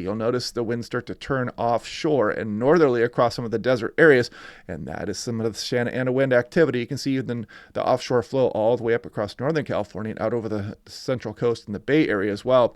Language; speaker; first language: English; native; English